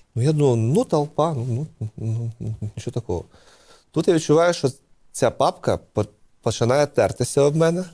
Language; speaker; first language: Ukrainian; non-native, local second language; Russian